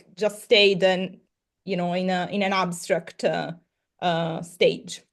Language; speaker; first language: English; non-native, fluent; Italian